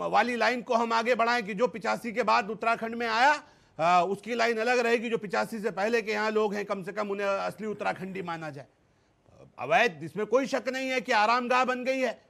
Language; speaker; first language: Hindi; native; Hindi